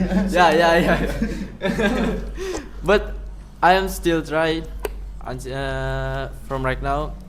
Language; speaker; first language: English; non-native, learner; Indonesian